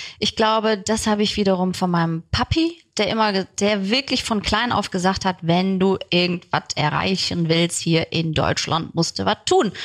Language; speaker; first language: German; early bilingual, other home language; Turkish